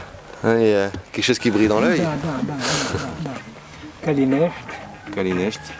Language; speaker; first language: French; native; French